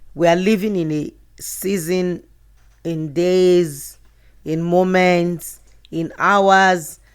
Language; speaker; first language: English; non-native, local second language; Yoruba